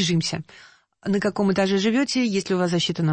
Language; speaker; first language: Russian; native; Russian